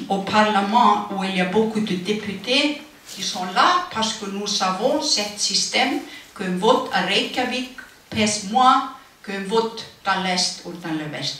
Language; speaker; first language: French; non-native, fluent; Icelandic